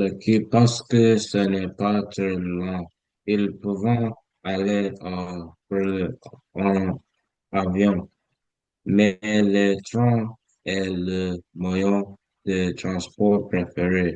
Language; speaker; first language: French; non-native, learner; English